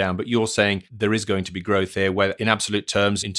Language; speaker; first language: English; native; English